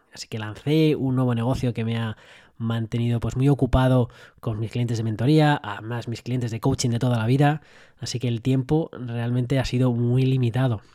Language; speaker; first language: Spanish; native; Spanish